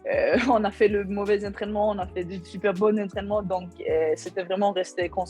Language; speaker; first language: French; non-native, learner; Swedish